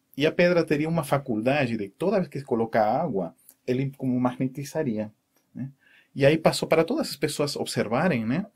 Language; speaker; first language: Portuguese; non-native, fluent; Spanish